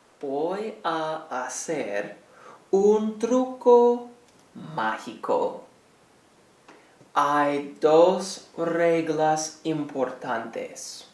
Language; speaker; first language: Spanish; non-native, fluent; English